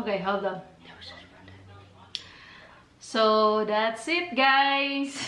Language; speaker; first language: English; non-native, learner; Filipino